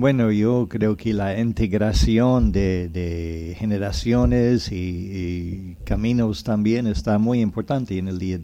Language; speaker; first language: Spanish; non-native, fluent; English